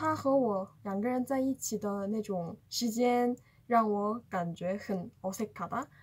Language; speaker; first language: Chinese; non-native, fluent; Korean